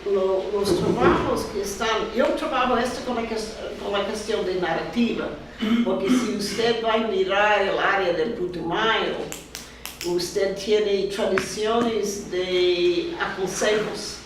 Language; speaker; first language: Spanish; non-native, fluent; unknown